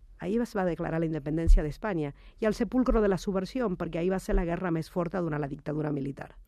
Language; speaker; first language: Catalan; non-native, fluent; Spanish